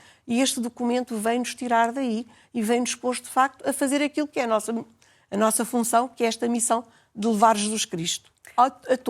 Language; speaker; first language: Portuguese; native; Portuguese